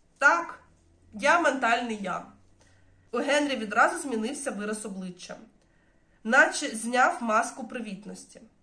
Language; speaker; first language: Ukrainian; non-native, local second language; Russian